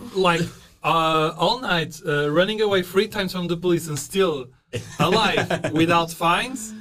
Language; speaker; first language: English; non-native, fluent; Portuguese